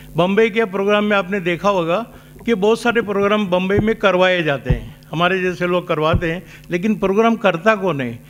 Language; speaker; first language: Hindi; non-native, local second language; Marathi